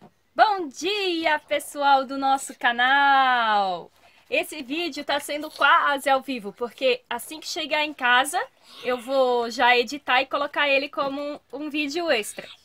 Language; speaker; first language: Portuguese; native; Portuguese